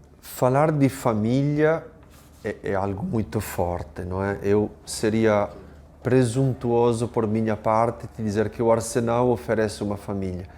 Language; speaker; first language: Portuguese; non-native, fluent; Italian